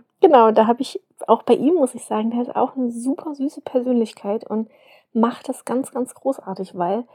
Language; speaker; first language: German; native; German